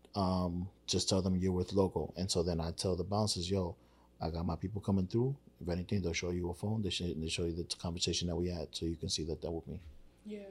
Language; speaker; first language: English; native; English